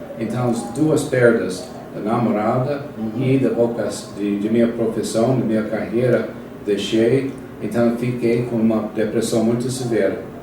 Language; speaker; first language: Portuguese; non-native, fluent; English